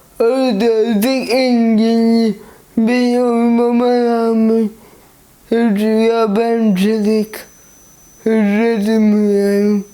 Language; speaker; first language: Turkish; early bilingual, heritage; Turkish